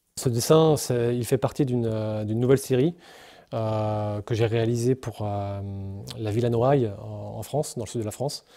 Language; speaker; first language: French; native; French